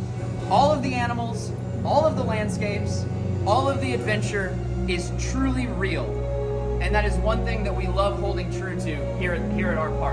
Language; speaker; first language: English; native; English